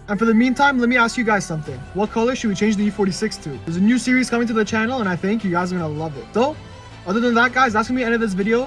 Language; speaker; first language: English; native; English